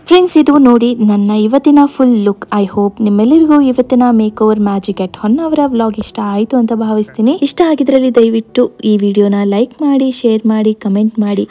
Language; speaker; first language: Kannada; non-native, local second language; Konkani